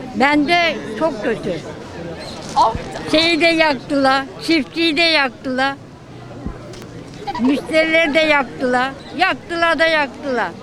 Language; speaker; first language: Turkish; native; Turkish